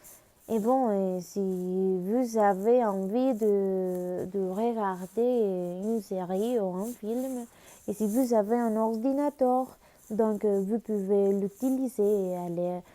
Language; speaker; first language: French; non-native, learner; Spanish